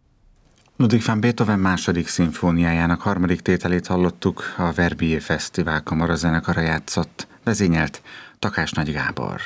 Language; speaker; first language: Hungarian; native; Hungarian